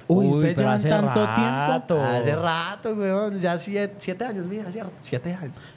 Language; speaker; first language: Spanish; native; Spanish